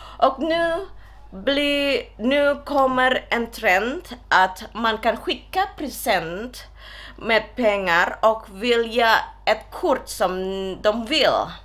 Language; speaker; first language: Swedish; non-native, learner; Indonesian